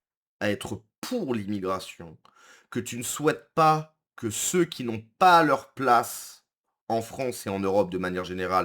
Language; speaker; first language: French; native; French